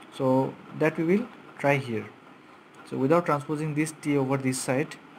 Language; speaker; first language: English; non-native, local second language; Bangla